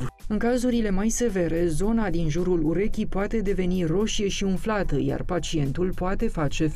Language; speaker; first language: Romanian; native; Romanian